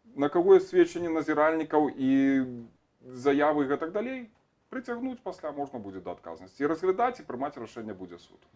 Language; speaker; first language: Belarusian; non-native, local second language; Russian